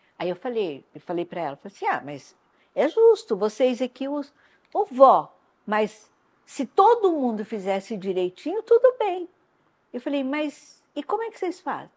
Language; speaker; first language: Portuguese; non-native, local second language; Japanese